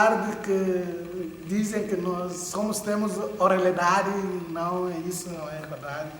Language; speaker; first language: Portuguese; non-native, local second language; Upper Guinea Crioulo